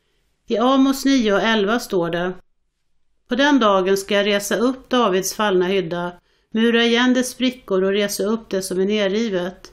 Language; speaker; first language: Swedish; native; Swedish